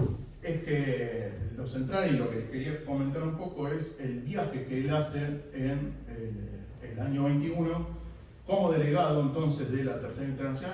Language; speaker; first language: Spanish; native; Spanish